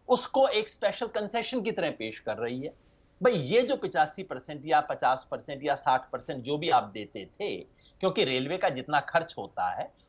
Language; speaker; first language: Hindi; native; Hindi